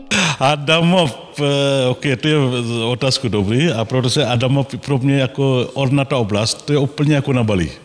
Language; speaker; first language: Czech; non-native, learner; Balinese